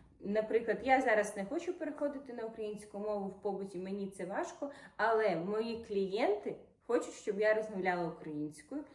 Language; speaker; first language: Ukrainian; non-native, local second language; Russian